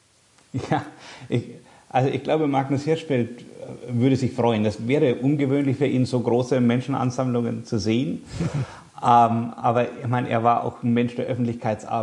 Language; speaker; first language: German; native; German